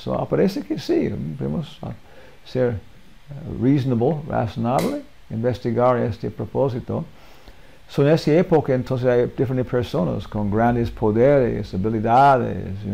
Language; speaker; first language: Spanish; non-native, learner; English